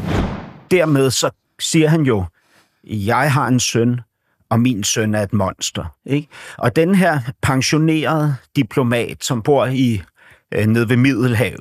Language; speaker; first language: Danish; native; Danish